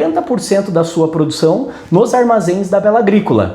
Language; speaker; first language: Portuguese; native; Portuguese